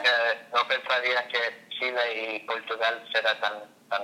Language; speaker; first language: Spanish; non-native, learner; English